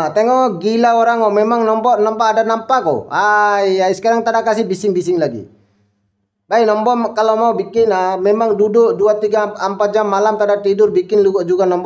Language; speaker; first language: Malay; non-native, local second language; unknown